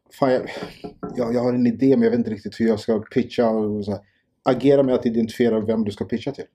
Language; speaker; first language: Swedish; early bilingual, other home language; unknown